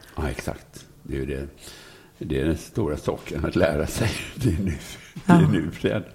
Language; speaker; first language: Swedish; native; Swedish